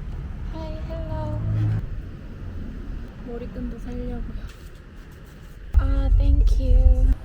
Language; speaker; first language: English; non-native, learner; Korean